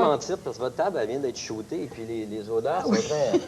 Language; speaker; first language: French; native; French